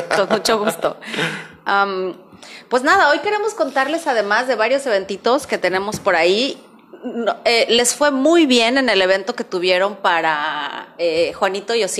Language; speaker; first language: Spanish; native; Spanish